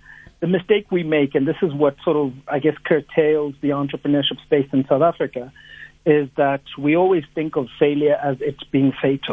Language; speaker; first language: English; non-native, local second language; Xhosa